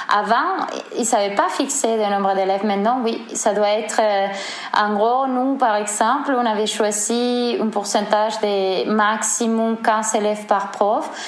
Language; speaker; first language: French; non-native, fluent; Spanish